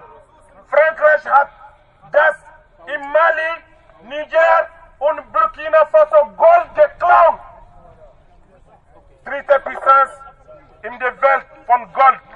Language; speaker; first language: German; non-native, learner; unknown